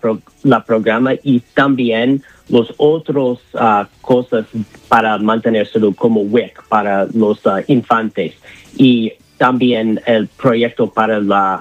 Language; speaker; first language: Spanish; non-native, learner; English